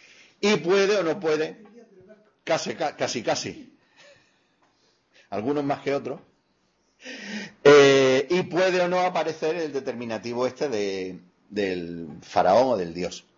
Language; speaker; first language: Spanish; native; Spanish